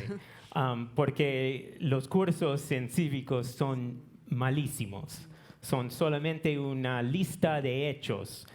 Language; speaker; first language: Spanish; non-native, learner; English